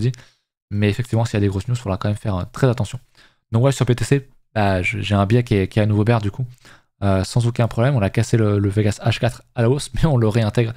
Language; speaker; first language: French; native; French